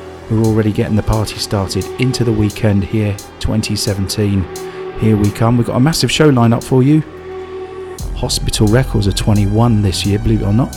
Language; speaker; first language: English; native; English